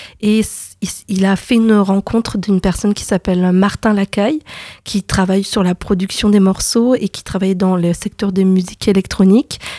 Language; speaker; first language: French; native; French